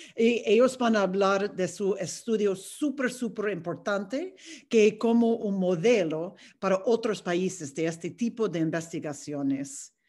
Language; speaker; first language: Spanish; non-native, fluent; English